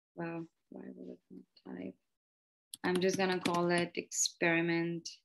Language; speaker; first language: English; non-native, local second language; Hindi